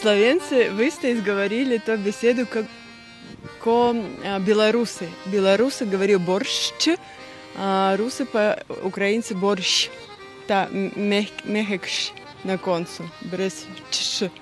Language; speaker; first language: Slovenian; non-native, fluent; Russian